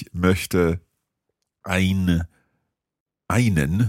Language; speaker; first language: German; non-native, learner; English